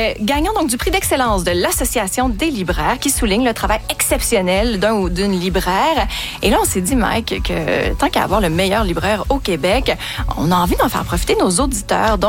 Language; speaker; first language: French; native; French